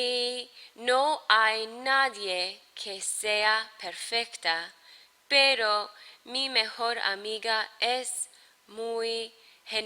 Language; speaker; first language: Spanish; non-native, fluent; English